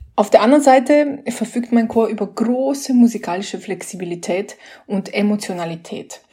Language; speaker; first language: German; non-native, fluent; Slovenian